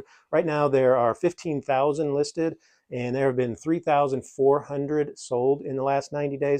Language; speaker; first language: English; native; English